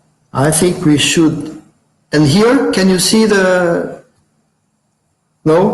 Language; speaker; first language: English; non-native, fluent; French